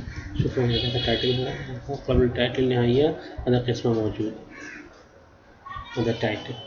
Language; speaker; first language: Arabic; non-native, learner; Urdu